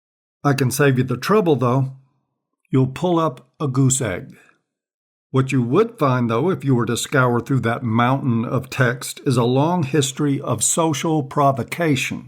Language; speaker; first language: English; native; English